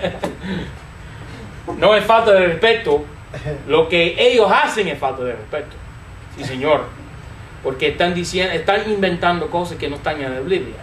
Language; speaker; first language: Spanish; non-native, fluent; English